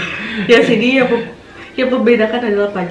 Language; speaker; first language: Indonesian; native; Indonesian